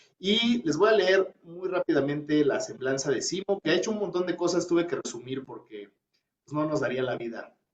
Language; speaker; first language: Spanish; native; Spanish